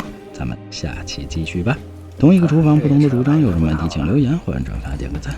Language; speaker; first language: Chinese; native; Chinese